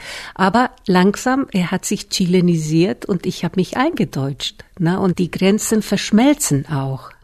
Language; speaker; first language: German; non-native, fluent; Spanish